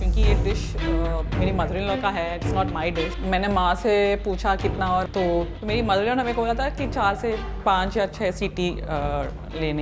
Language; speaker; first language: Hindi; native; Hindi